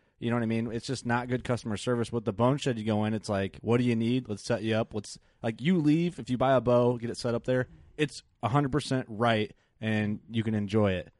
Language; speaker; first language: English; native; English